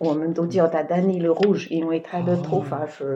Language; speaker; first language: Chinese; non-native, fluent; French